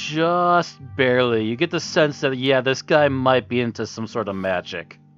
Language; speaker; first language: English; native; English